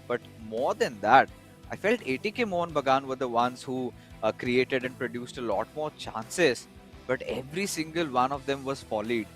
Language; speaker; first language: English; non-native, local second language; Hindi